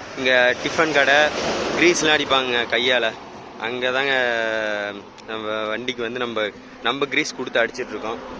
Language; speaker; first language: Tamil; native; Tamil